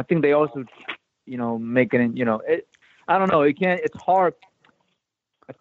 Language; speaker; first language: English; non-native, local second language; Cantonese